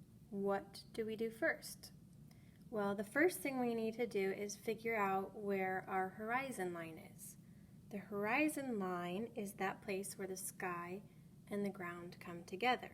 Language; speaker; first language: English; native; English